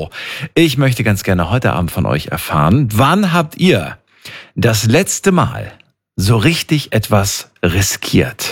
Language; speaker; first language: German; native; German